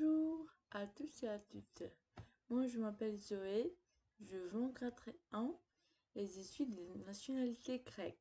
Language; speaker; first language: French; non-native, fluent; Greek